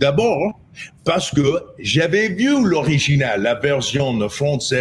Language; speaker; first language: French; non-native, fluent; English